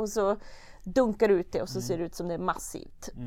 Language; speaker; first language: Swedish; early bilingual, other home language; German